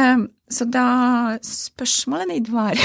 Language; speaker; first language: Norwegian; non-native, fluent; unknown